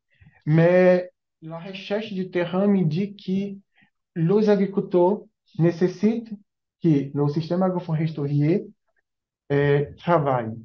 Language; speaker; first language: French; non-native, learner; Portuguese